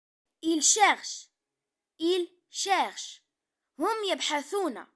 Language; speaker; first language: French; non-native, fluent; Arabic